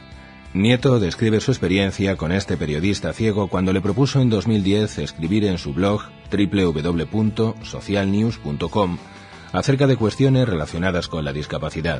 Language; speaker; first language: Spanish; native; Spanish